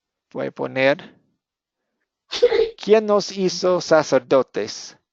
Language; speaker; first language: Spanish; non-native, fluent; English